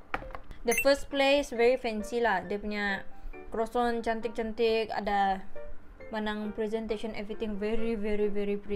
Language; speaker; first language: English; non-native, local second language; Malay